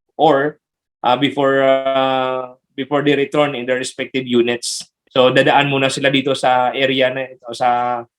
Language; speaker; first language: Filipino; non-native, local second language; Hiligaynon